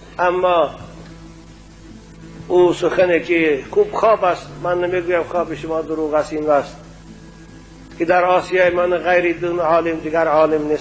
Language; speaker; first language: Persian; native; Persian